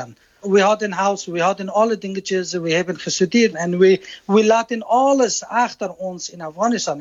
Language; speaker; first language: Dutch; non-native, learner; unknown